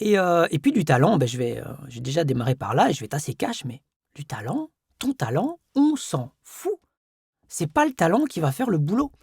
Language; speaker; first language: French; native; French